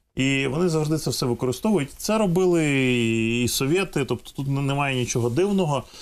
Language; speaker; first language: Ukrainian; native; Ukrainian